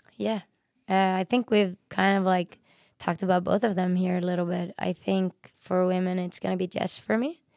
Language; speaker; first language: English; non-native, fluent; Icelandic